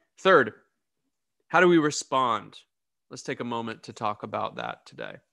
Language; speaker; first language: English; native; English